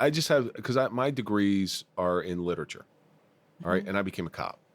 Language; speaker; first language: English; native; English